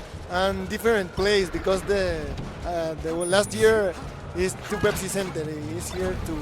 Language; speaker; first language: English; non-native, learner; Spanish